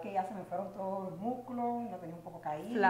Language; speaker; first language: Spanish; native; Spanish